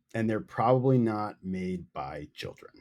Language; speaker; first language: English; native; English